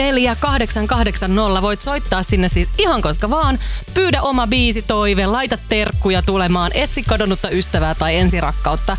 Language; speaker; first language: Finnish; native; Finnish